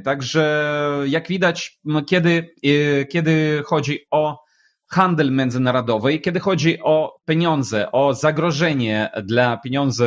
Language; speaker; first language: Polish; non-native, fluent; Ukrainian